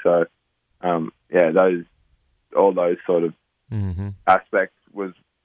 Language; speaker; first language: English; native; English